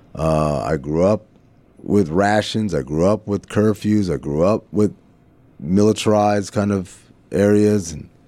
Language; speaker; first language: English; early bilingual, other home language; Arabic